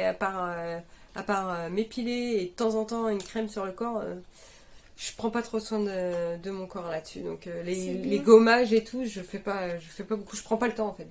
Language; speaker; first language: French; native; French